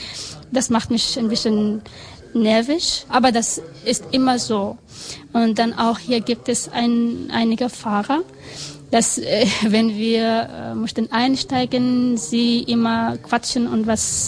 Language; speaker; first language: German; non-native, learner; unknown